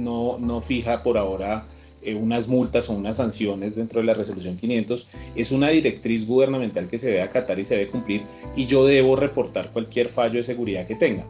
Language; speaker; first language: Spanish; native; Spanish